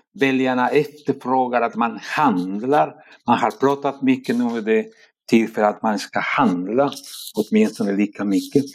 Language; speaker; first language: Swedish; non-native, fluent; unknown